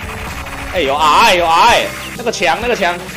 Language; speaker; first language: Chinese; native; Chinese